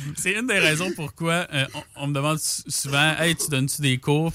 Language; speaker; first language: French; native; French